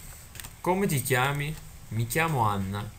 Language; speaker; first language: Italian; non-native, fluent; Russian